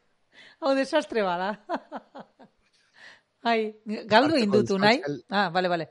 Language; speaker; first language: Basque; native; Basque